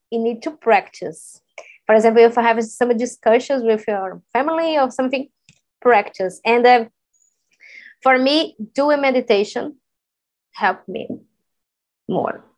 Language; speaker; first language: English; non-native, learner; Portuguese